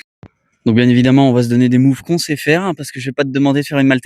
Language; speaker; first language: French; native; French